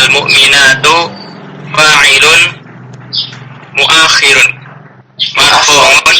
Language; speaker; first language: Arabic; non-native, fluent; Indonesian